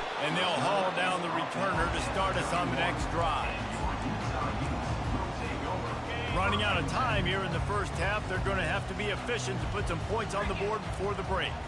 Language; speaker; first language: English; native; English